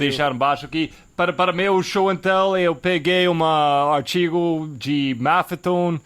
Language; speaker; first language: Portuguese; non-native, fluent; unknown